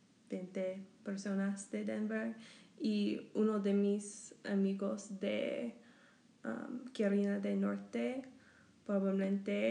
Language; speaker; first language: Spanish; non-native, learner; English